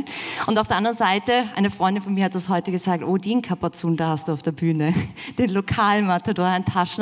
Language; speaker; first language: German; native; German